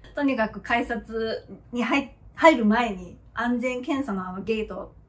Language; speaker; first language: Japanese; non-native, fluent; Chinese